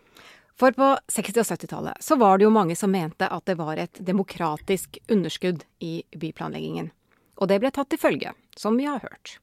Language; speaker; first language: Norwegian; native; Norwegian